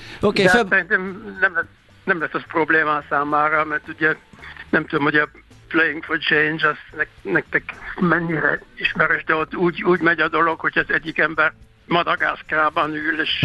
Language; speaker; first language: Hungarian; non-native, fluent; German